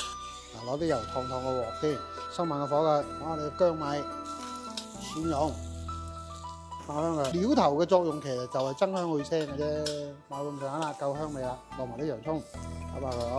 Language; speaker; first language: Cantonese; native; Cantonese